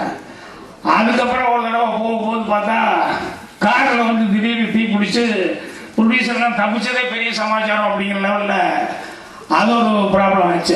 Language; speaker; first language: Tamil; native; Tamil